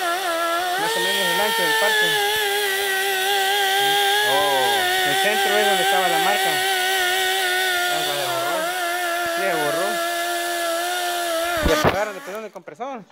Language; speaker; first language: Spanish; native; Spanish